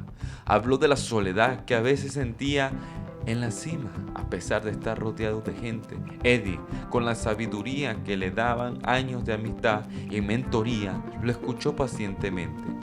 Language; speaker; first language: Spanish; native; Spanish